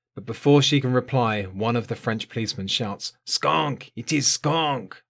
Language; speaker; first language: English; native; English